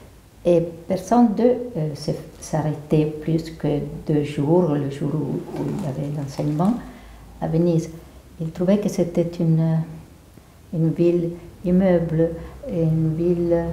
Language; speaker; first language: French; non-native, fluent; Italian